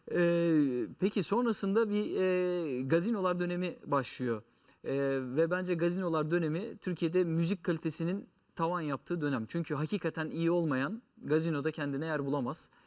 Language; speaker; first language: Turkish; native; Turkish